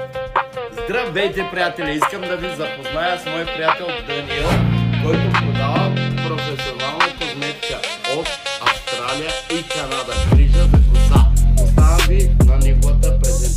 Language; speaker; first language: Bulgarian; native; Bulgarian